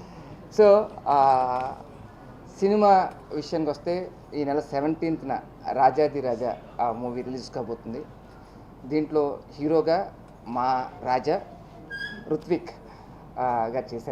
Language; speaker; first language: Telugu; native; Telugu